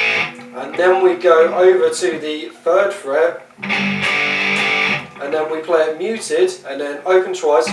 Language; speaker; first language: English; native; English